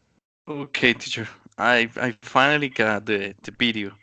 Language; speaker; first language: English; non-native, learner; Spanish